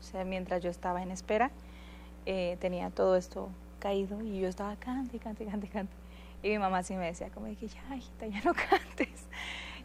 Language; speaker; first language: Spanish; native; Spanish